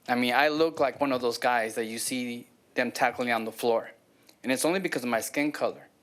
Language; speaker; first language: English; native; English